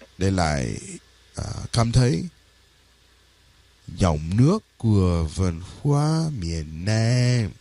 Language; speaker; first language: Vietnamese; non-native, learner; English